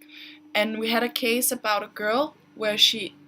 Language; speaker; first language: English; non-native, fluent; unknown